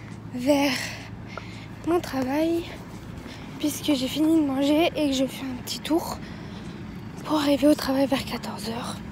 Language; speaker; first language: French; native; French